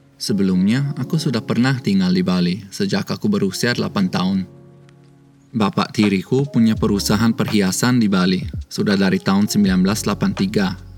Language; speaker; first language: Indonesian; early bilingual, other home language; Swiss German